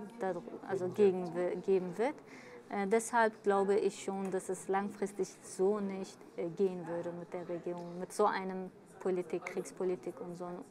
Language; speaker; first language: German; early bilingual, other home language; Kurdish